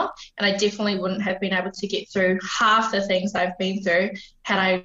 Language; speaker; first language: English; native; English